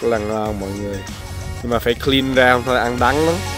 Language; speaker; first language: Vietnamese; early bilingual, other home language; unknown